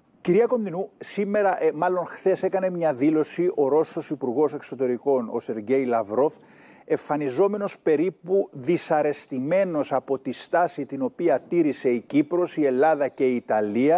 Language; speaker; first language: Greek; native; Greek